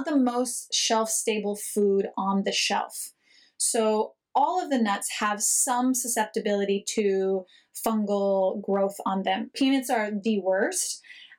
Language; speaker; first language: English; native; English